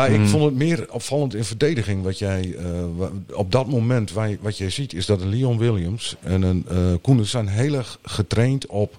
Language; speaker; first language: Dutch; native; Dutch